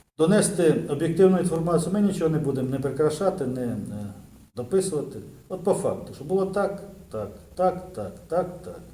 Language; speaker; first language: Ukrainian; native; Ukrainian